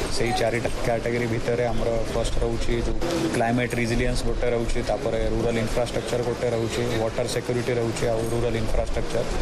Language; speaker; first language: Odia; non-native, fluent; Marathi